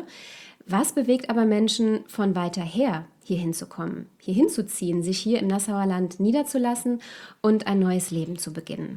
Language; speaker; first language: German; native; German